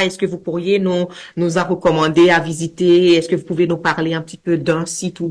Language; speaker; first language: French; native; French